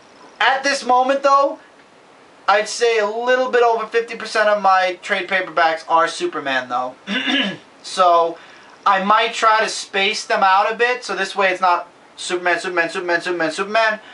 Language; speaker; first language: English; native; English